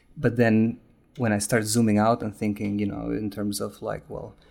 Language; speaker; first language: English; non-native, fluent; Albanian